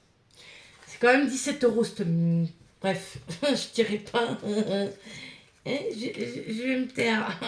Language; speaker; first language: French; native; French